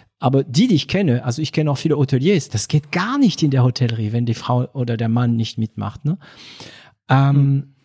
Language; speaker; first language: German; non-native, fluent; French